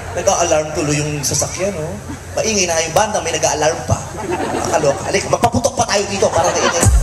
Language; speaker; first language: Filipino; native; Filipino